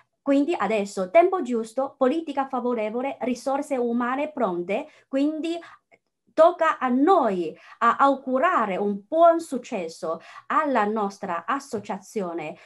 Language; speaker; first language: Italian; non-native, fluent; Chinese